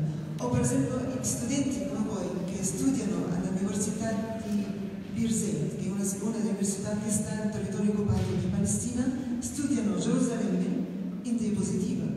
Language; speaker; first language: Italian; non-native, fluent; Arabic